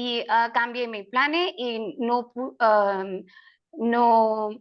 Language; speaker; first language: Spanish; non-native, learner; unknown